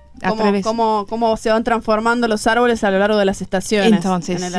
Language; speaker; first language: Spanish; native; Spanish